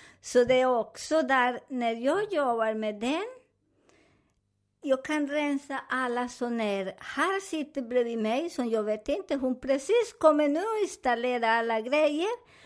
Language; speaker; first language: Swedish; non-native, fluent; Spanish